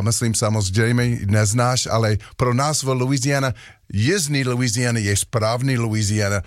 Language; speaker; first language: Czech; non-native, learner; English